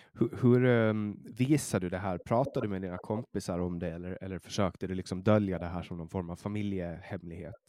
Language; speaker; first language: Swedish; native; Swedish